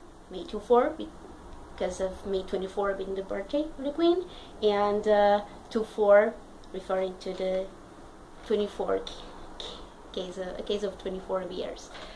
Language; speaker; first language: English; non-native, fluent; Portuguese